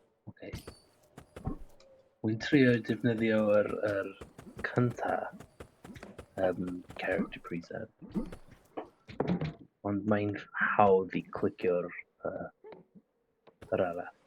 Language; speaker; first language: Welsh; non-native, learner; English